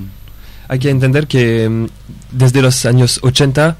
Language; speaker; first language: Spanish; non-native, fluent; French